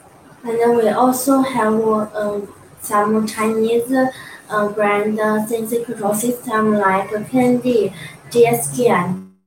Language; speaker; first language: English; non-native, learner; Chinese